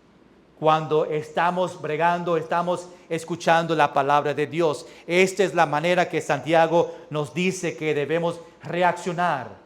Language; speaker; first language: Spanish; early bilingual, heritage; English